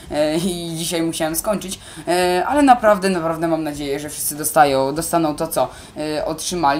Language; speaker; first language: Polish; native; Polish